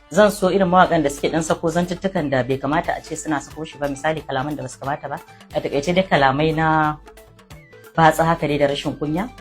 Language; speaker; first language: Hausa; non-native, local second language; Fula